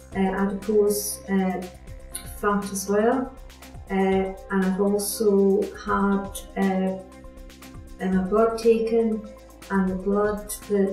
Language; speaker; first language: English; native; English